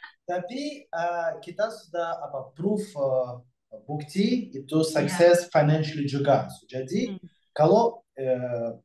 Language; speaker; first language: Indonesian; non-native, fluent; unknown